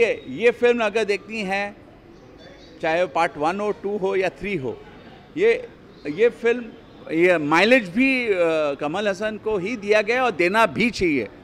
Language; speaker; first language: Hindi; native; Hindi